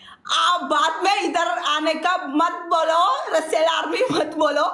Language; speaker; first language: Hindi; non-native, learner; Bangla